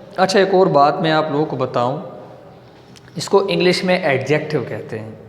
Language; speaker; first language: Urdu; non-native, local second language; Pashto